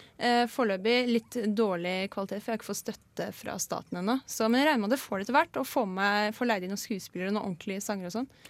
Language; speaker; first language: Norwegian; native; Norwegian